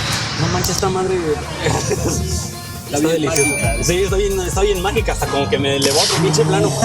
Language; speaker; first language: Spanish; native; Spanish